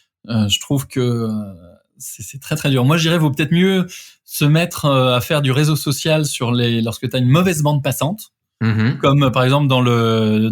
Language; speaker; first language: French; native; French